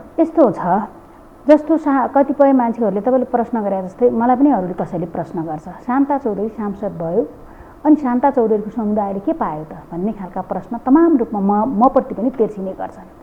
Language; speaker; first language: Nepali; non-native, local second language; Dangaura Tharu